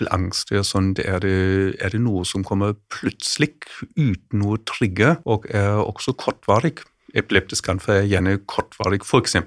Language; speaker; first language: Norwegian; non-native, fluent; German